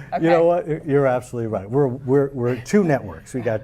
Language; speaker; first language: English; native; English